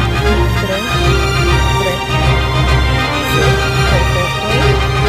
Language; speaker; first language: Italian; non-native, learner; English